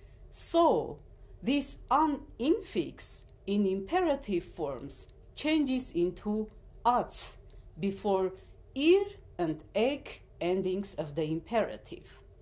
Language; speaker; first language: English; non-native, fluent; Armenian